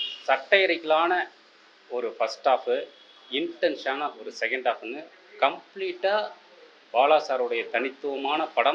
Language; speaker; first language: Tamil; native; Tamil